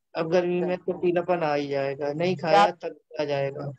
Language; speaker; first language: Hindi; native; Hindi